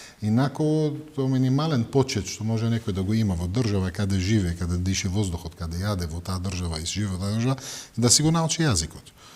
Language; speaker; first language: Macedonian; non-native, fluent; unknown